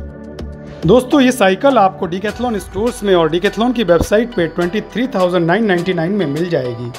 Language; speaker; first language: Hindi; native; Hindi